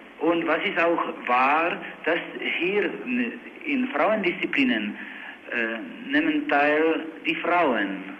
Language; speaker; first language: German; non-native, learner; Czech